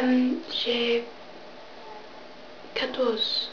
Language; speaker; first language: French; non-native, learner; English